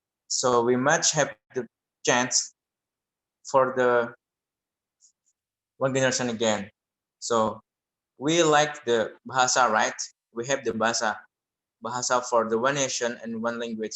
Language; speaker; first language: English; non-native, learner; Indonesian